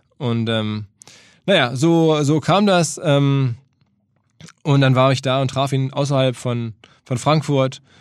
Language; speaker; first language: German; native; German